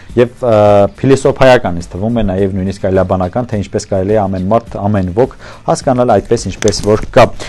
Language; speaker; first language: Armenian; native; Armenian